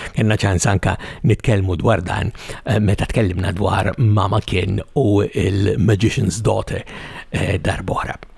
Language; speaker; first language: Maltese; native; Maltese